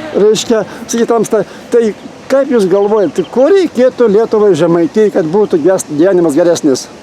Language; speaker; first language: Lithuanian; native; Lithuanian